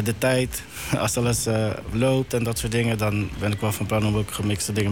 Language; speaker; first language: Dutch; native; Dutch